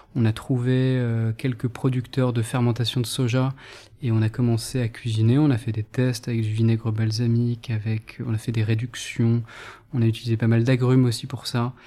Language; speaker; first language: French; native; French